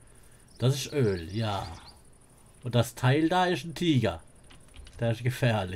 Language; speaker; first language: German; native; German